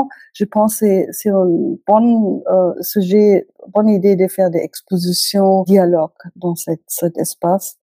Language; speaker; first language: French; non-native, fluent; German